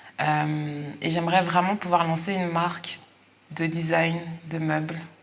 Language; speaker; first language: French; native; French